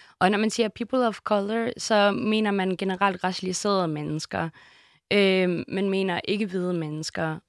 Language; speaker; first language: Danish; early bilingual, other home language; Bosnian